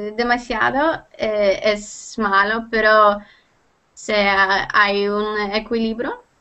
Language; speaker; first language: Spanish; non-native, learner; Lithuanian